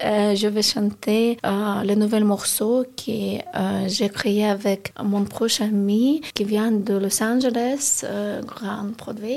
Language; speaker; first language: French; non-native, learner; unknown